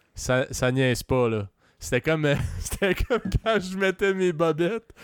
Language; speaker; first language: French; native; French